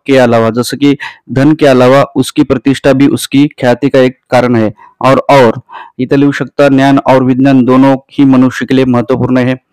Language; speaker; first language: Hindi; non-native, local second language; Marathi